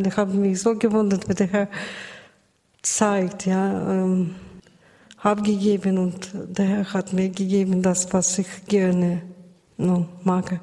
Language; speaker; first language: German; non-native, learner; Russian